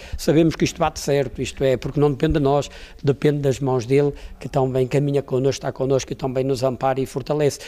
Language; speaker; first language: Portuguese; native; Portuguese